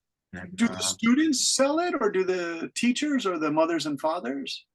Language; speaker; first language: English; native; English